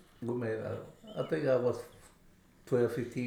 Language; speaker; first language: English; non-native, fluent; Spanish